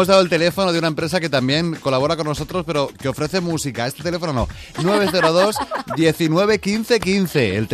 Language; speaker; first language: Spanish; native; Spanish